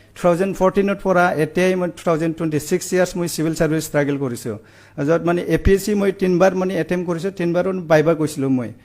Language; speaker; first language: Assamese; non-native, local second language; Bodo